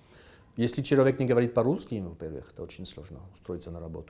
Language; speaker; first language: Russian; non-native, fluent; French